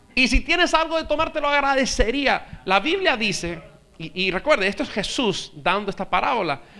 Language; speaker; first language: Spanish; native; Spanish